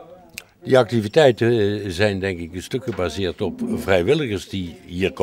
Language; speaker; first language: Dutch; native; Dutch